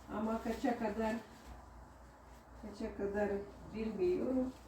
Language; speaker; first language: Turkish; non-native, learner; Russian